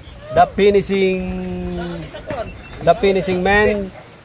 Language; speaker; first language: English; non-native, learner; Filipino